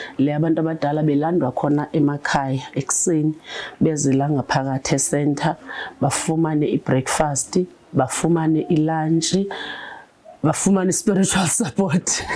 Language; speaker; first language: Zulu; native; Zulu